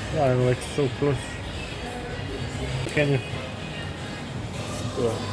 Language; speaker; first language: English; non-native, learner; Serbian